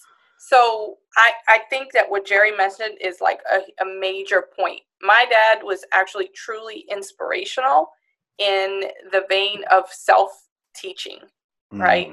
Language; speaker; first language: English; native; English